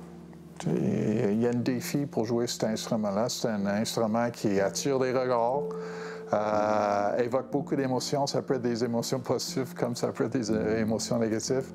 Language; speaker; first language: French; non-native, local second language; English